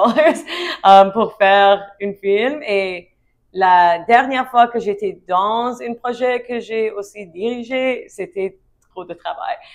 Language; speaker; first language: French; non-native, learner; English